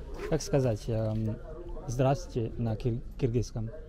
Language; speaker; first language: Russian; non-native, learner; French